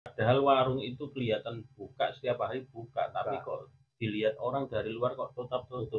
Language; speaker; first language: Indonesian; non-native, local second language; Javanese